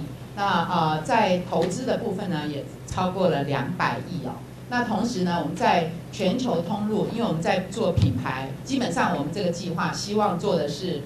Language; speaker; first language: Chinese; native; Chinese